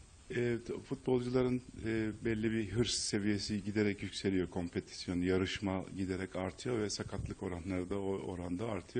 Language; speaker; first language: Turkish; native; Turkish